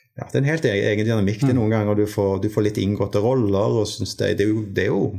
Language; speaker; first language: Norwegian; native; Norwegian